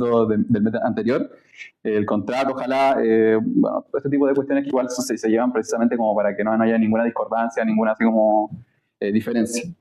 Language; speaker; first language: Spanish; native; Spanish